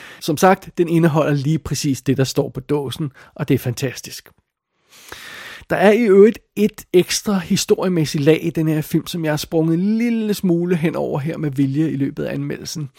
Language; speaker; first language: Danish; native; Danish